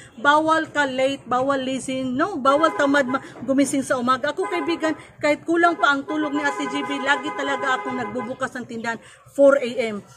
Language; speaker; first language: Filipino; non-native, local second language; Cebuano